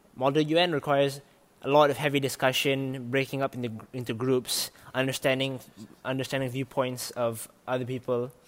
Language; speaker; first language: English; non-native, local second language; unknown